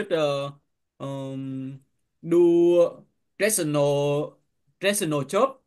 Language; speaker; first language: English; non-native, learner; Vietnamese